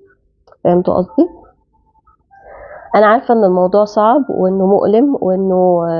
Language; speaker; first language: Arabic; native; Arabic